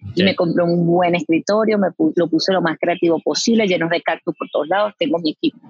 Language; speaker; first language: Spanish; native; Spanish